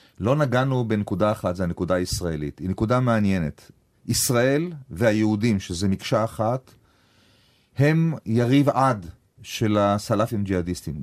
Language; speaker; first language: Hebrew; native; Hebrew